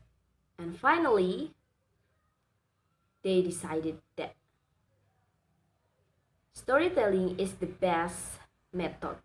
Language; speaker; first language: English; non-native, learner; Indonesian